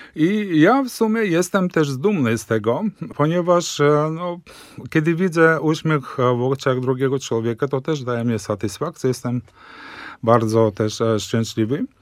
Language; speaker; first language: Polish; early bilingual, heritage; Polish